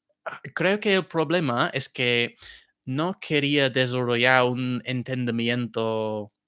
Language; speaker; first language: Spanish; non-native, fluent; English